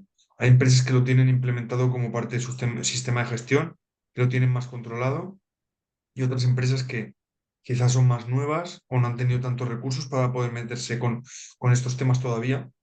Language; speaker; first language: Spanish; native; Spanish